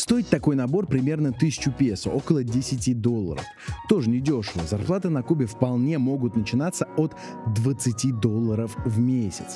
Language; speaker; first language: Russian; native; Russian